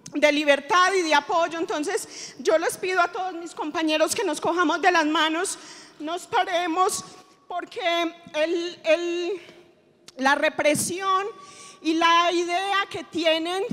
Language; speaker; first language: Spanish; native; Spanish